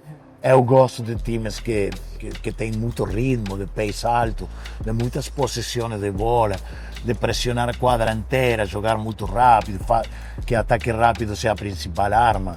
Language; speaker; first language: Portuguese; non-native, fluent; Spanish